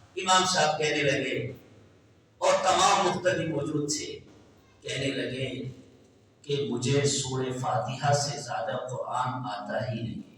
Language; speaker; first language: Urdu; native; Urdu